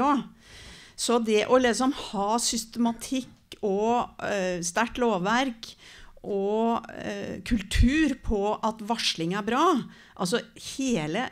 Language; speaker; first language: Norwegian; native; Norwegian